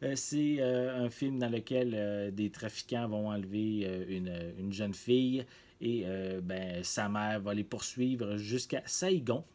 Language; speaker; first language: French; native; French